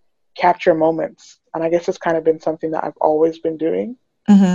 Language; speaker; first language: English; native; English